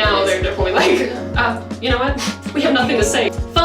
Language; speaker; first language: English; native; English